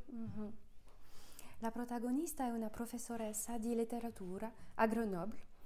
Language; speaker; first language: Italian; non-native, fluent; French